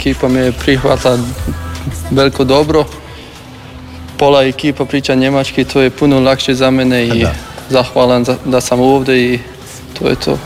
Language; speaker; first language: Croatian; early bilingual, heritage; German